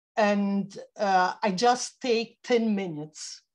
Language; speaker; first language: English; non-native, fluent; Italian